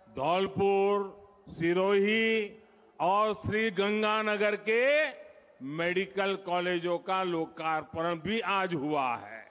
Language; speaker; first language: Hindi; non-native, local second language; Gujarati